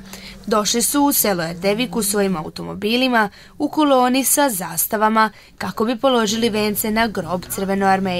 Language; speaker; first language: Serbian; native; Serbian